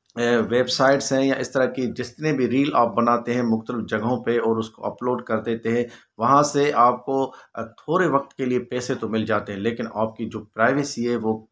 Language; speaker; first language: Urdu; non-native, local second language; Sindhi